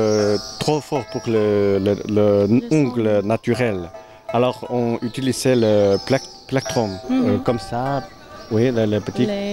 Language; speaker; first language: French; non-native, learner; Chinese